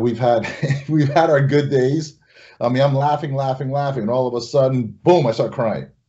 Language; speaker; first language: English; native; English